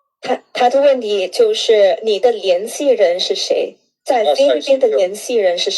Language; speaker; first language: Chinese; non-native, fluent; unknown